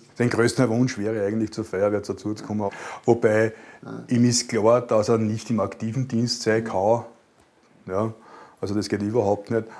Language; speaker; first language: German; native; German